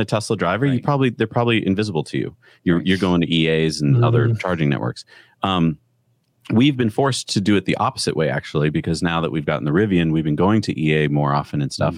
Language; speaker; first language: English; native; English